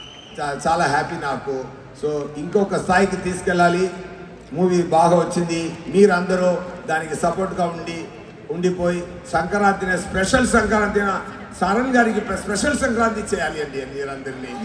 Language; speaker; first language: Telugu; non-native, learner; Tamil